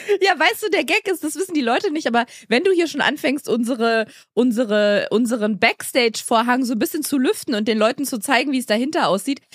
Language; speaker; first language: German; native; German